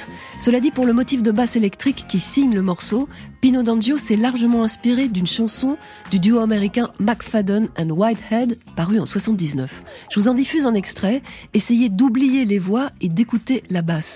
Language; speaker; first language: French; native; French